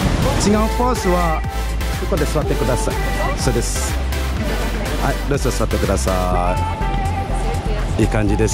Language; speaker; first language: Japanese; non-native, learner; Indonesian